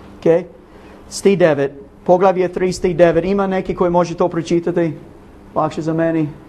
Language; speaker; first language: Bosnian; non-native, learner; English